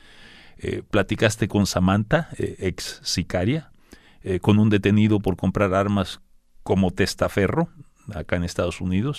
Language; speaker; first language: Spanish; native; Spanish